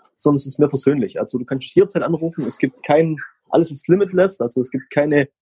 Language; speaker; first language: German; native; German